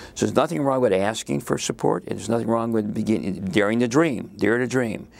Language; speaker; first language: English; native; English